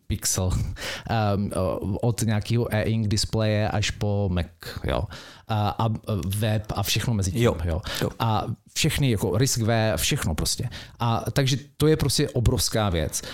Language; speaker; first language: Czech; native; Czech